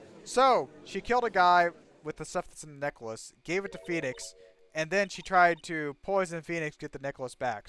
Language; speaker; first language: English; native; English